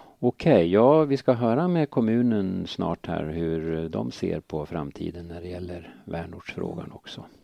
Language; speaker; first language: Swedish; native; Swedish